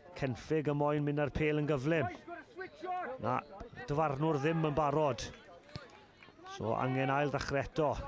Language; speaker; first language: Welsh; native; Welsh